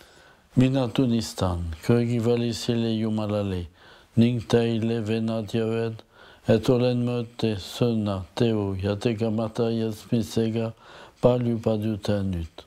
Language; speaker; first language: Finnish; non-native, fluent; French